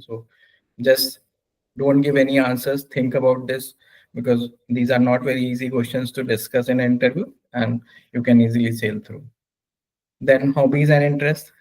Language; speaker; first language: English; non-native, local second language; Hindi